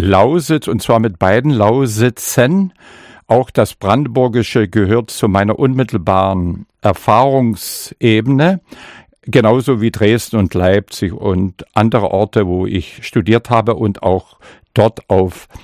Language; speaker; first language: German; non-native, local second language; Upper Sorbian